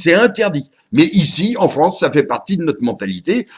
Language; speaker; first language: French; native; French